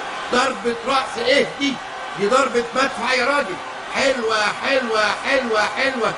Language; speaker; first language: Arabic; native; Arabic